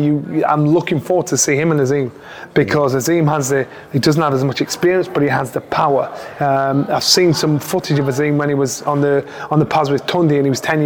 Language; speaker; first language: English; native; English